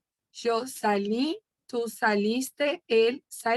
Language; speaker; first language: Spanish; non-native, fluent; Portuguese